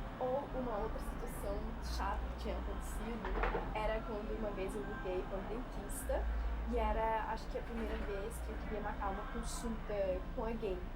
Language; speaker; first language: Portuguese; non-native, fluent; Swiss German